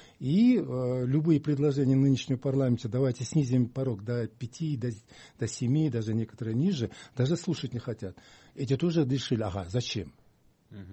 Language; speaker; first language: Russian; non-native, local second language; Kyrgyz